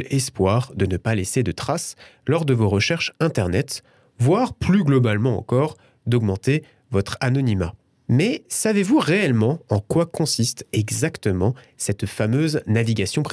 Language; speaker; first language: French; native; French